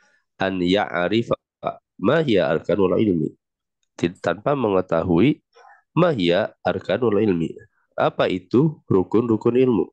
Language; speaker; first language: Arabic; non-native, fluent; Indonesian